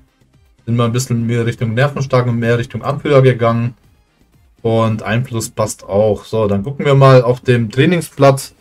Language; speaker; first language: German; native; German